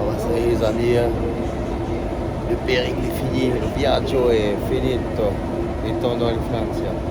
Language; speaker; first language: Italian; non-native, learner; French